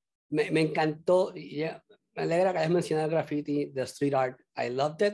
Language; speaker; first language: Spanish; early bilingual, heritage; Spanish